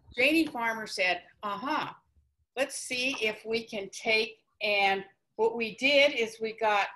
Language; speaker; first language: English; native; English